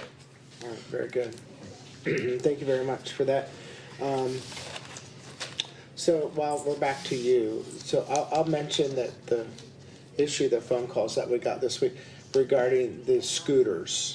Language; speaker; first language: English; native; English